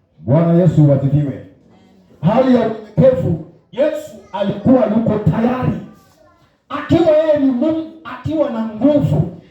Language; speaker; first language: Swahili; non-native, local second language; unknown